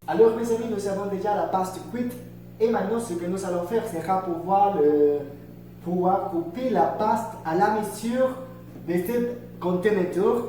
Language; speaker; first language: French; non-native, learner; Spanish